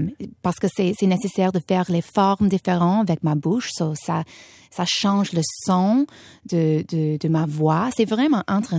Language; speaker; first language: French; non-native, fluent; English